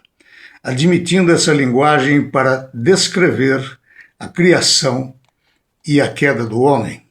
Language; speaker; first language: Portuguese; native; Portuguese